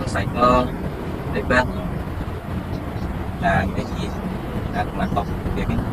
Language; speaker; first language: English; non-native, learner; Indonesian